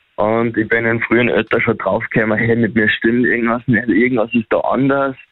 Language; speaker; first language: German; native; German